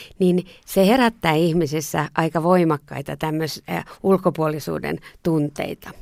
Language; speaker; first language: Finnish; native; Finnish